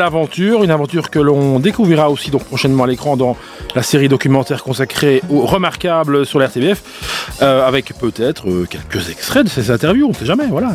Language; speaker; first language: French; native; French